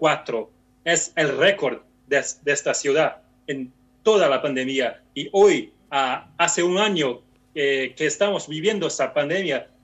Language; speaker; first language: Spanish; non-native, fluent; Portuguese